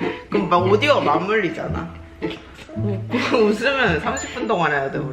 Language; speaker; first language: Korean; native; Korean